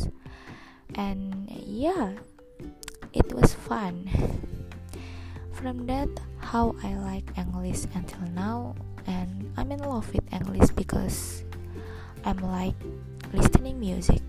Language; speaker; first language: English; non-native, learner; Indonesian